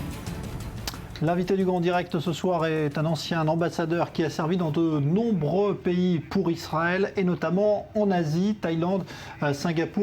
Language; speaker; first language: French; native; French